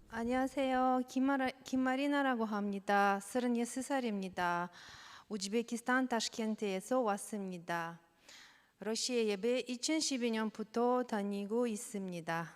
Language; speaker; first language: Korean; non-native, learner; Russian